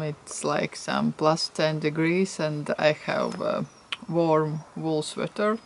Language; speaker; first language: English; non-native, fluent; Latvian